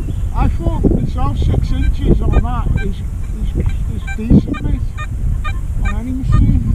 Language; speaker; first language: English; native; English